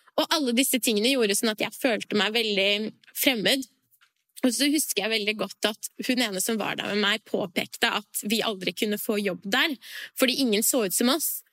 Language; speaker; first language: Norwegian; early bilingual, other home language; Persian